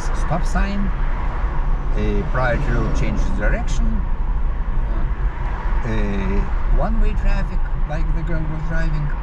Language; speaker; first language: English; non-native, learner; Lithuanian